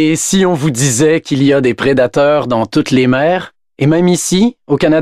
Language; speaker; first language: French; native; French